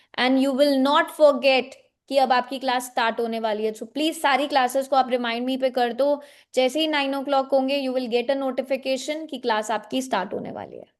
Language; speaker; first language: Hindi; native; Hindi